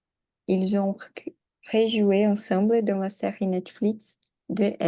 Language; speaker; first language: French; non-native, learner; Portuguese